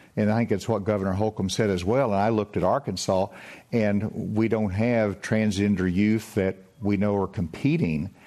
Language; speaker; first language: English; native; English